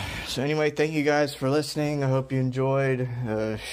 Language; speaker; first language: English; native; English